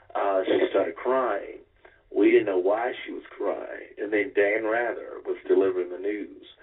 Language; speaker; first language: English; native; English